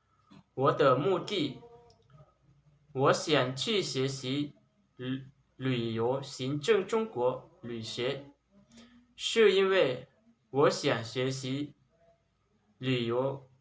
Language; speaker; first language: Chinese; non-native, learner; Lao